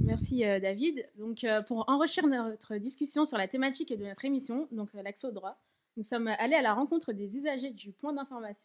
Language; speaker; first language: French; native; French